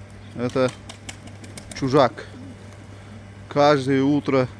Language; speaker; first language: Russian; non-native, local second language; Uzbek